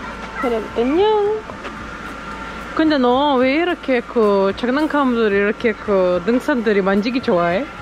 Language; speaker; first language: Korean; non-native, fluent; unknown